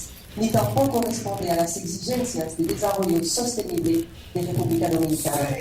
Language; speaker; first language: Spanish; non-native, fluent; French